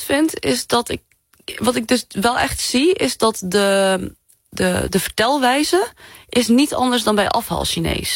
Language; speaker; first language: Dutch; non-native, local second language; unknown